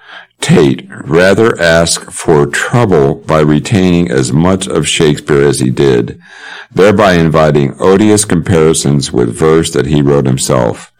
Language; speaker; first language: English; native; English